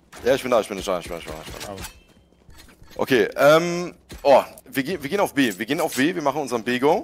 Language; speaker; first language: German; native; German